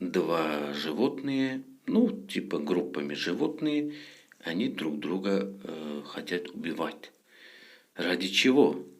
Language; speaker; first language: Russian; non-native, fluent; Tajik